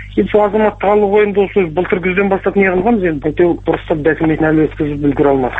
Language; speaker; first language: Kazakh; early bilingual, heritage; Kazakh